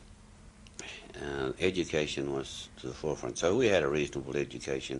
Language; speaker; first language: English; native; English